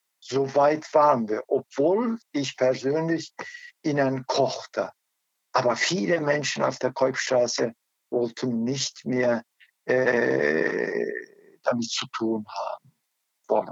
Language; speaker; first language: German; non-native, learner; Turkish